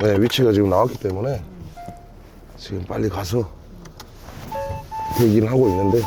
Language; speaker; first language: Korean; native; Korean